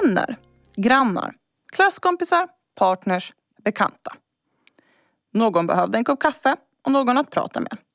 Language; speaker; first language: Swedish; native; Swedish